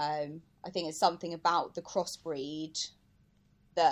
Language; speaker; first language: English; native; English